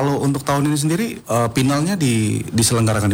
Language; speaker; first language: Indonesian; native; Indonesian